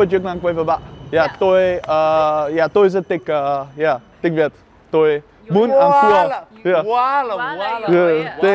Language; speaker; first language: Vietnamese; non-native, learner; Dutch